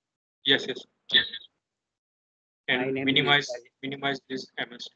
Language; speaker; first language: English; non-native, local second language; Gujarati